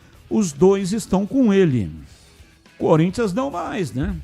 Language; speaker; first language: Portuguese; native; Portuguese